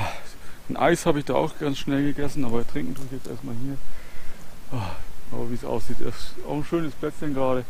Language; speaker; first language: German; native; German